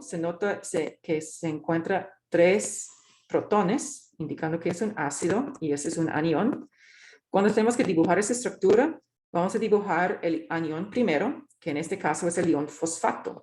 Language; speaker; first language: Spanish; non-native, fluent; English